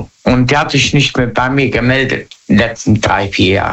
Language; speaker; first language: German; native; German